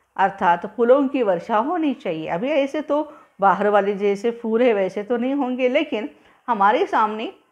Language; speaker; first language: Hindi; non-native, local second language; Marathi